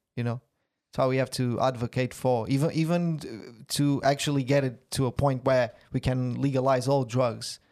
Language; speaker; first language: English; non-native, fluent; Portuguese